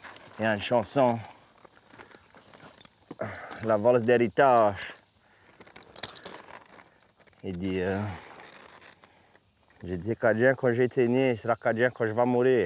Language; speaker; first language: French; non-native, local second language; English